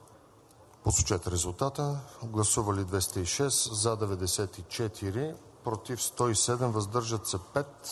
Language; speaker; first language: Bulgarian; native; Bulgarian